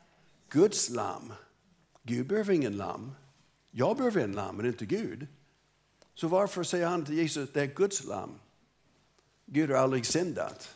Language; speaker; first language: Swedish; non-native, fluent; English